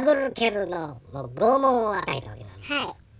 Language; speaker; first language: Japanese; native; Japanese